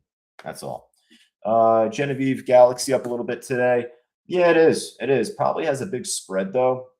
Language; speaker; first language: English; native; English